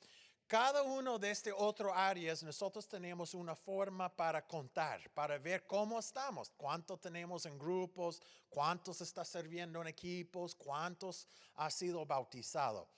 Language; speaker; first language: Spanish; non-native, fluent; English